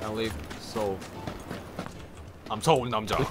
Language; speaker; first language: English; non-native, learner; Korean